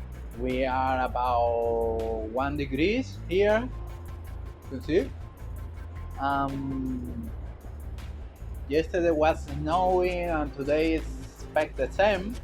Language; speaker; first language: English; non-native, learner; Spanish